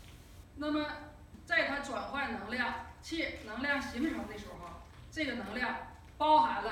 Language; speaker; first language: Chinese; native; Chinese